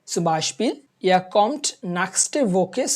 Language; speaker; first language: German; non-native, fluent; Bangla